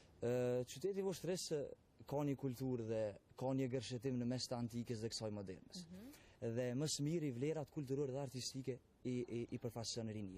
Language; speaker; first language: Albanian; native; Albanian